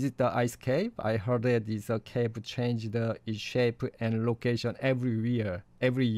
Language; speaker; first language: English; non-native, learner; Korean